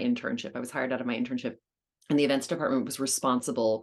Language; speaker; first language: English; native; English